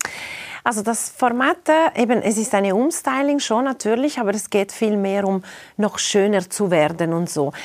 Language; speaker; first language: German; non-native, local second language; Italian